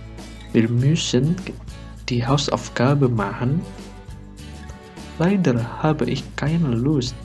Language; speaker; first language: German; non-native, learner; Indonesian